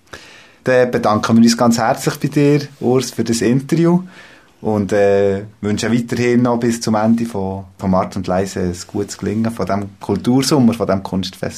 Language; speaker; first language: German; native; German